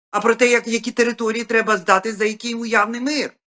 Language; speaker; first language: Ukrainian; native; Ukrainian